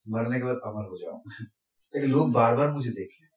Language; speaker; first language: Hindi; non-native, local second language; Assamese